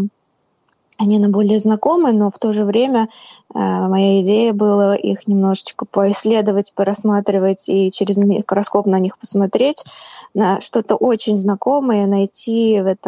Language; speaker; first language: Russian; non-native, local second language; Tatar